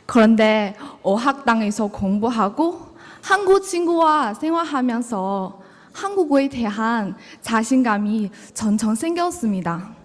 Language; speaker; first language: Korean; non-native, learner; Chinese